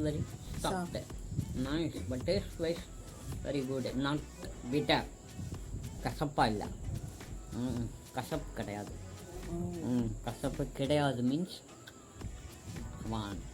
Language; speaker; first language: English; non-native, local second language; Tamil